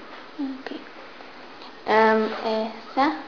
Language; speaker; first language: French; non-native, learner; English